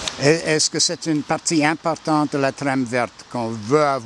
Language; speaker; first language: French; non-native, local second language; English